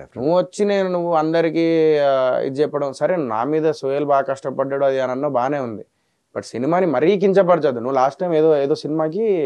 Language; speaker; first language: Telugu; native; Telugu